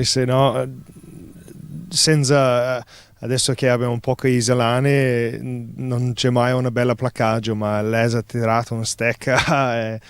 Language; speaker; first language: Italian; non-native, fluent; English